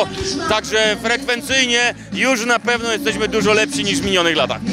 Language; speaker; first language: Polish; native; Polish